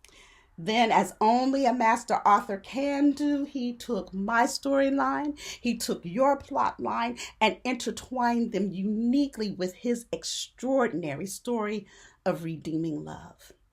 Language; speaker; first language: English; native; English